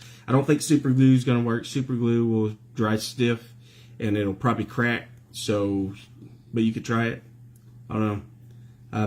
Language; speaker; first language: English; native; English